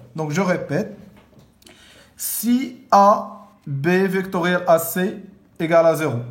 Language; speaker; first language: French; non-native, local second language; Arabic